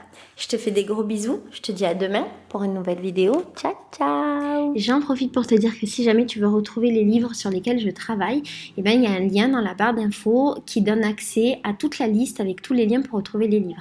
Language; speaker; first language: French; native; French